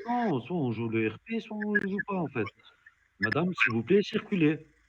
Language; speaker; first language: French; native; French